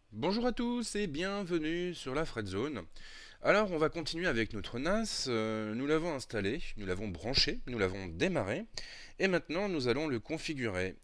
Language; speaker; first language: French; native; French